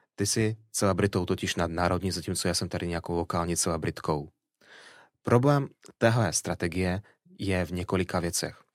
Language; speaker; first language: Czech; early bilingual, other home language; Russian